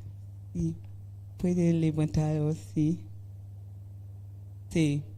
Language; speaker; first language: Spanish; non-native, learner; French